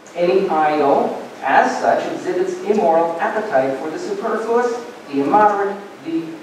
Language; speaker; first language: English; native; English